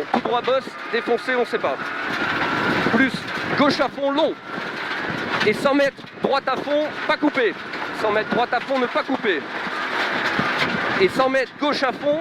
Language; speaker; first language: French; native; French